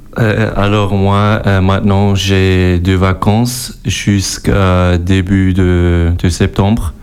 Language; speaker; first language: French; non-native, learner; German